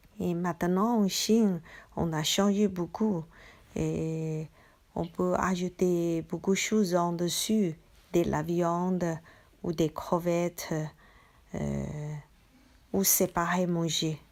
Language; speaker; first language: French; non-native, learner; Chinese